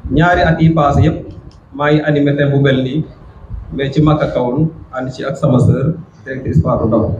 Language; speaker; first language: Wolof; non-native, local second language; Serer